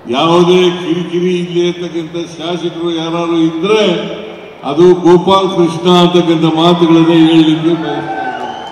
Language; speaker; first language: Kannada; native; Kannada